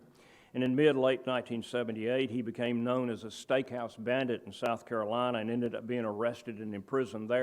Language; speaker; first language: English; native; English